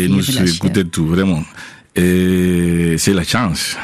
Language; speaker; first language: French; non-native, fluent; Spanish